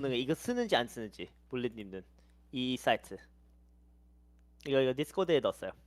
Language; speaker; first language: Korean; early bilingual, heritage; Korean